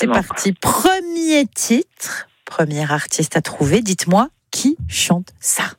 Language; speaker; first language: French; native; French